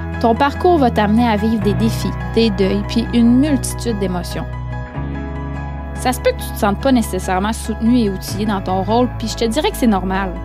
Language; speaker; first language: French; native; French